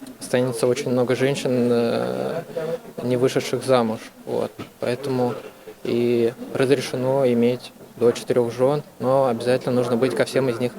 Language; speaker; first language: Russian; native; Russian